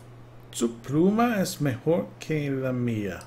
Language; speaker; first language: Spanish; non-native, learner; English